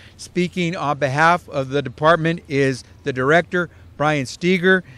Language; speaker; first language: English; early bilingual, other home language; Spanish